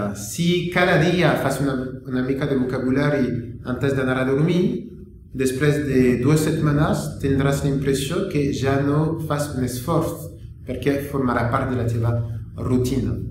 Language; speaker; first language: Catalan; non-native, learner; French